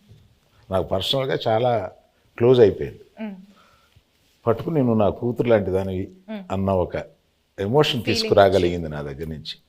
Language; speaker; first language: Telugu; native; Telugu